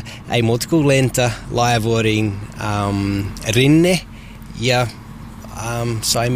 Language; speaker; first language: Finnish; non-native, learner; English